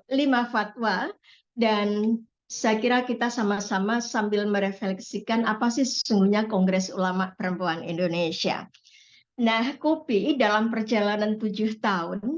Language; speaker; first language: Indonesian; native; Indonesian